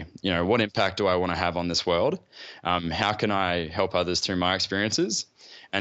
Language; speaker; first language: English; native; English